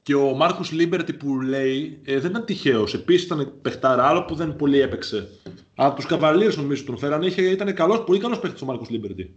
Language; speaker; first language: Greek; native; Greek